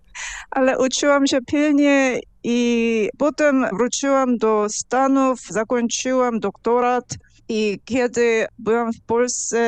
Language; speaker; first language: Polish; non-native, fluent; Korean